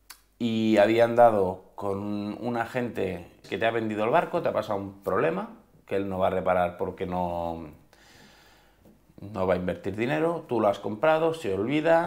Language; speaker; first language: Spanish; native; Spanish